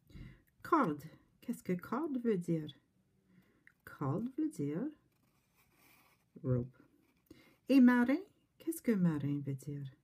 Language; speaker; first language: French; non-native, fluent; English